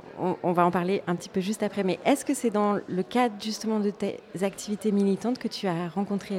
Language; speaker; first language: French; native; French